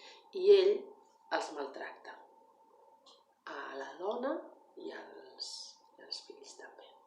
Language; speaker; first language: Catalan; non-native, learner; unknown